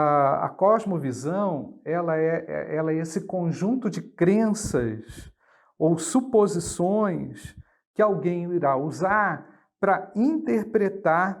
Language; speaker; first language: Portuguese; native; Portuguese